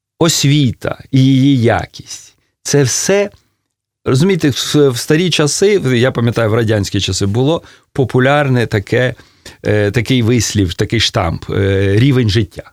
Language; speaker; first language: Ukrainian; native; Ukrainian